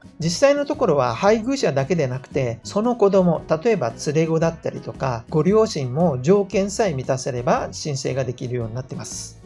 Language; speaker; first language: Japanese; native; Japanese